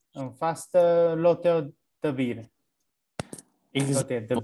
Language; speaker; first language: French; non-native, learner; English